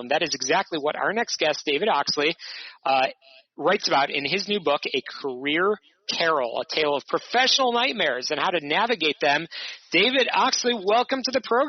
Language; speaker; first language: English; native; English